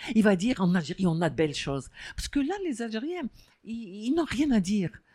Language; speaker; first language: French; non-native, local second language; Arabic